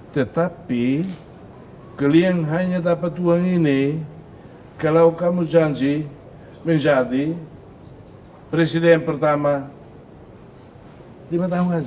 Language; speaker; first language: Indonesian; non-native, fluent; Tetum